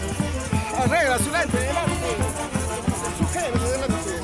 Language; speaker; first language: Spanish; native; Spanish